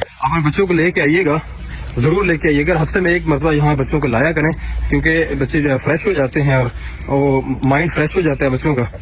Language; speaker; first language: Urdu; non-native, local second language; Punjabi